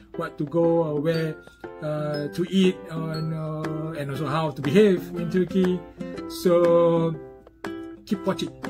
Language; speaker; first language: English; non-native, local second language; Malay